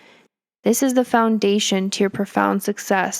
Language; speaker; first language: English; native; English